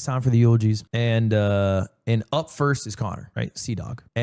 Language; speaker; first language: English; native; English